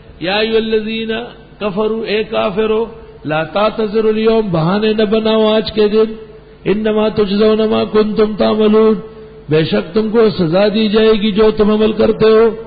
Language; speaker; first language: Urdu; non-native, local second language; Pashto